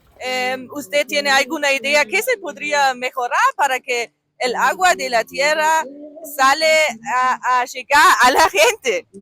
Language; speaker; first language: Spanish; non-native, fluent; German